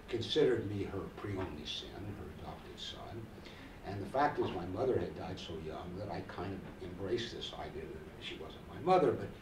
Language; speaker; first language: English; native; English